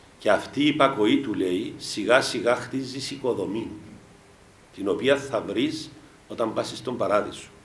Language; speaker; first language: Greek; native; Greek